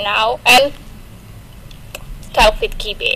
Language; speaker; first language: English; non-native, learner; Indonesian